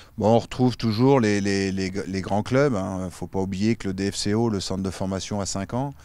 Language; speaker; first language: French; native; French